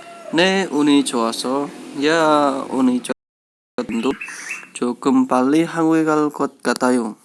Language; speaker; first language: Korean; non-native, learner; Indonesian